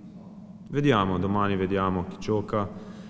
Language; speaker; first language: Italian; non-native, fluent; Croatian